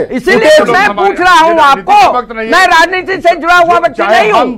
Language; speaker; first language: Hindi; native; Hindi